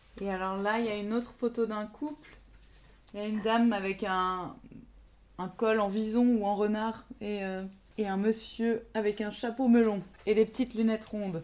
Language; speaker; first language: French; native; French